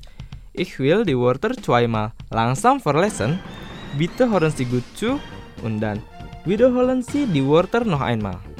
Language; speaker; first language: German; non-native, fluent; Indonesian